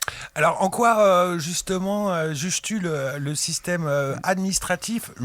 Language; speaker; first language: French; native; French